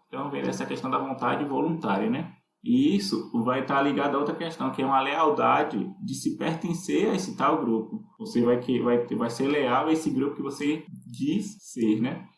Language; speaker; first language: Portuguese; native; Portuguese